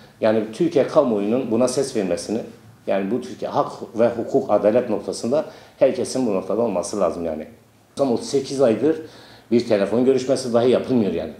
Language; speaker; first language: Turkish; non-native, local second language; Kurdish